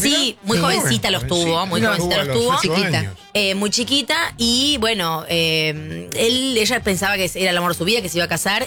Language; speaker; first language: Spanish; native; Spanish